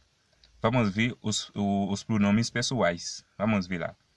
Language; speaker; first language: Portuguese; non-native, fluent; Haitian Creole